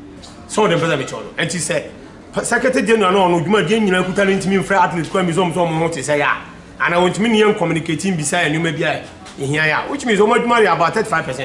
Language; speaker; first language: English; non-native, local second language; Akan